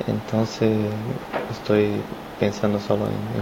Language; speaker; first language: Spanish; non-native, learner; Portuguese